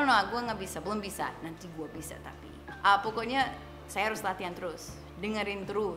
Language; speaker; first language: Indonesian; non-native, fluent; English